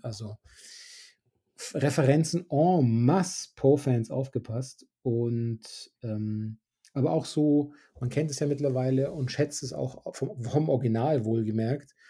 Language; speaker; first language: German; native; German